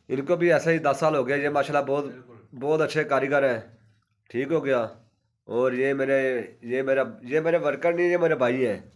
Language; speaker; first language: Urdu; non-native, local second language; Punjabi